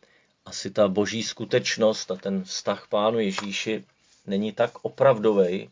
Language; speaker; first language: Czech; native; Czech